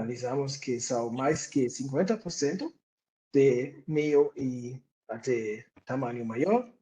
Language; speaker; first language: Portuguese; non-native, fluent; German